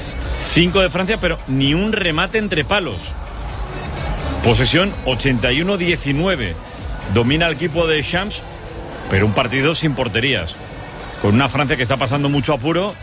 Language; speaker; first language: Spanish; native; Spanish